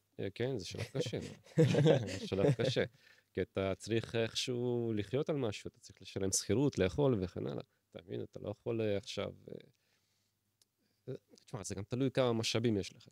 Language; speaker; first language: Hebrew; native; Hebrew